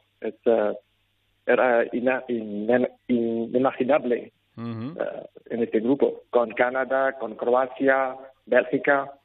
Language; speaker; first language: Spanish; non-native, learner; Arabic